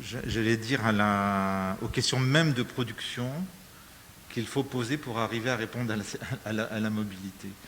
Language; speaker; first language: French; native; French